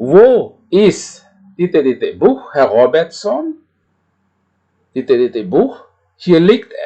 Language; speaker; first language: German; non-native, fluent; Indonesian